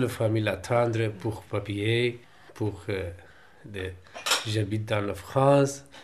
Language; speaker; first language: French; non-native, learner; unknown